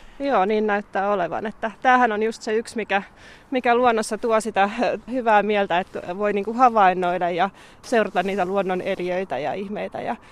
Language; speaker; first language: Finnish; native; Finnish